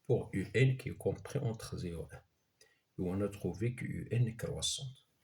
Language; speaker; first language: French; non-native, local second language; Arabic